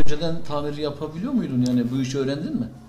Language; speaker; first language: Turkish; native; Turkish